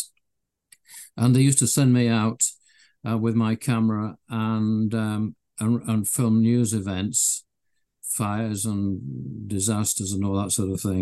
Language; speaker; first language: English; native; English